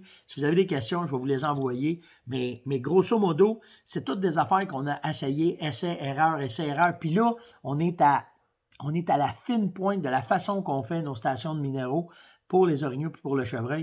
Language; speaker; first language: French; native; French